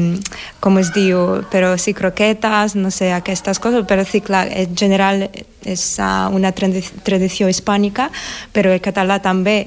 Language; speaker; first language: Catalan; non-native, learner; Spanish